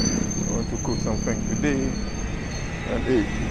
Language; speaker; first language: English; non-native, learner; French